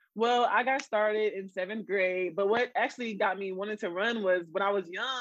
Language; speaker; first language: English; native; English